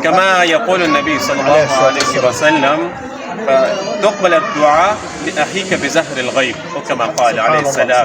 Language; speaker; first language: Arabic; non-native, fluent; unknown